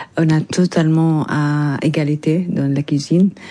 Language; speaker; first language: French; non-native, learner; Arabic